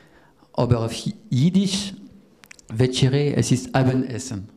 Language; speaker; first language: German; non-native, learner; French